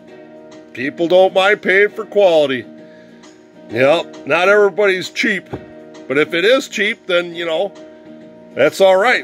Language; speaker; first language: English; native; English